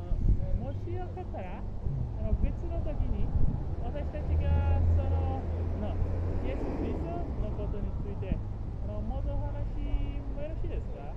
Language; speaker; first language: Japanese; non-native, fluent; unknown